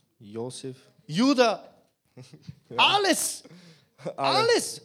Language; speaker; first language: German; non-native, learner; Bulgarian